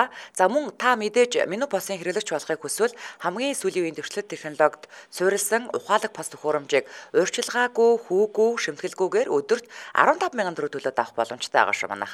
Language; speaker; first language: Mongolian; native; Mongolian